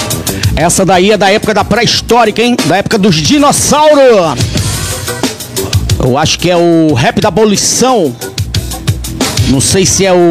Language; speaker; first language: Portuguese; native; Portuguese